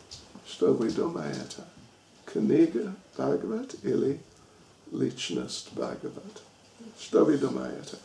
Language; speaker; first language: Russian; non-native, learner; English